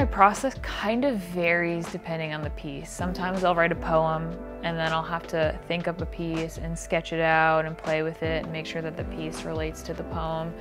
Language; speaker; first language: English; native; English